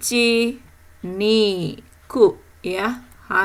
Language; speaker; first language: Japanese; non-native, fluent; Indonesian